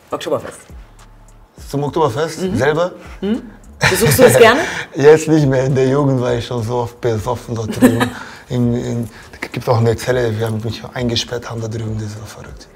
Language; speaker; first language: German; non-native, fluent; Portuguese